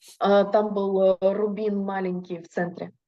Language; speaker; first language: Russian; native; Russian